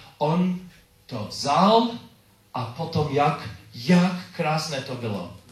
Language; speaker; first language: Czech; non-native, learner; English